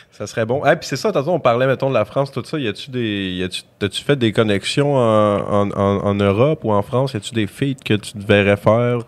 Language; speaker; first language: French; native; French